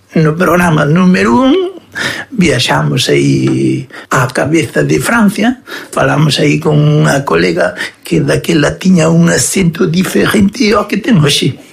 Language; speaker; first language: Galician; native; Galician